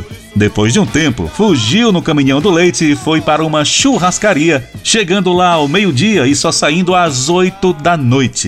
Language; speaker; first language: Portuguese; native; Portuguese